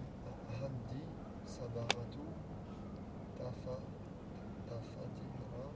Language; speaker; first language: Arabic; non-native, learner; French